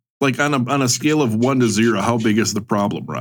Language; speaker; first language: English; native; English